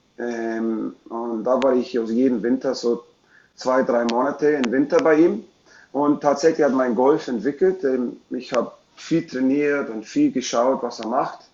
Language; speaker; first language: German; non-native, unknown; English